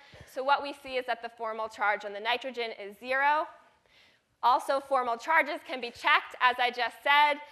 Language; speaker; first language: English; native; English